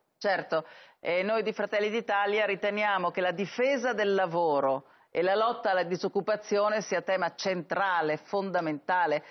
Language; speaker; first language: Italian; native; Italian